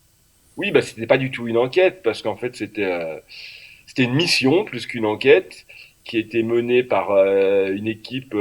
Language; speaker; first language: French; native; French